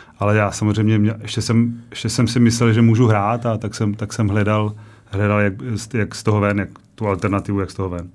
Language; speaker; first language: Czech; native; Czech